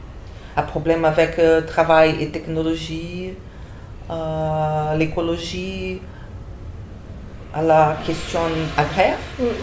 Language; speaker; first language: French; non-native, fluent; Portuguese